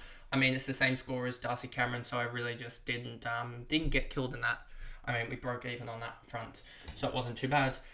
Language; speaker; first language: English; native; English